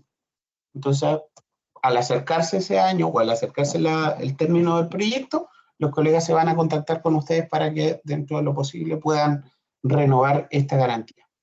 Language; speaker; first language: Spanish; native; Spanish